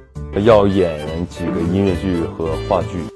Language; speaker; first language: Chinese; native; Chinese